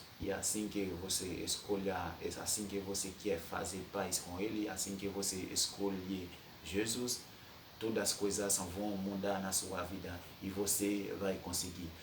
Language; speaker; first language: Portuguese; non-native, fluent; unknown